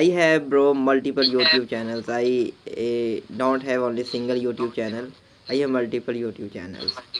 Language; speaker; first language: English; non-native, learner; Urdu